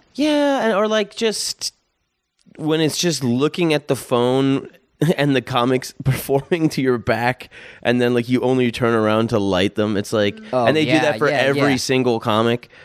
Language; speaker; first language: English; native; English